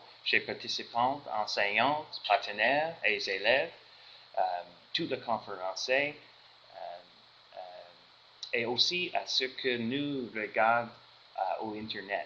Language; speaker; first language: French; non-native, learner; English